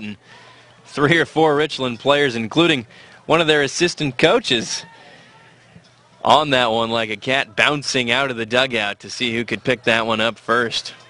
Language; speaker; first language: English; native; English